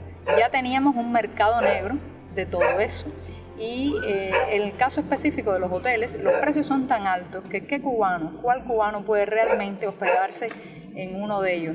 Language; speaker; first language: Spanish; native; Spanish